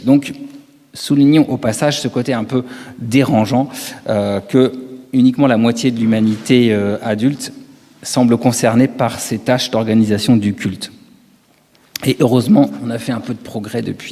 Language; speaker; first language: French; native; French